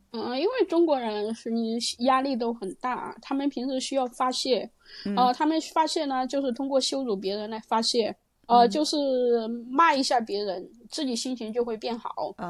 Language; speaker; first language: Chinese; native; Chinese